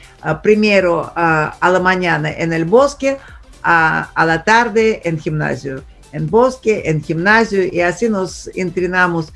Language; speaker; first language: Spanish; non-native, fluent; Russian